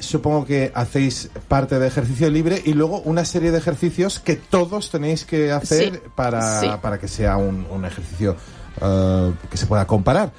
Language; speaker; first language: Spanish; native; Spanish